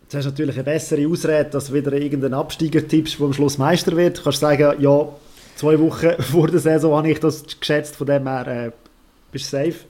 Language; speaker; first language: German; native; German